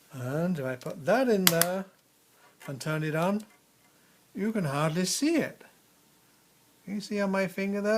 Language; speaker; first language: English; native; English